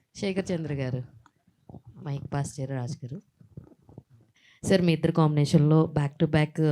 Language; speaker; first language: Telugu; native; Telugu